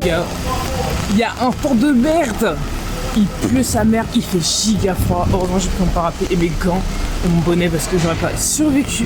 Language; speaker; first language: French; native; French